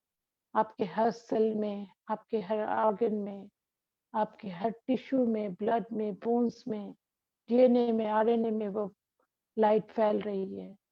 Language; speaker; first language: Hindi; non-native, local second language; Bangla